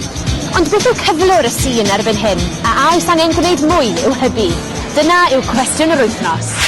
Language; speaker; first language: Welsh; native; Welsh